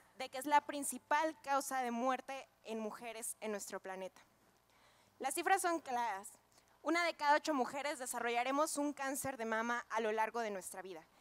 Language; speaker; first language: Spanish; native; Spanish